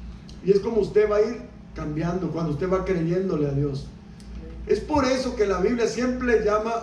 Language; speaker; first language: Spanish; native; Spanish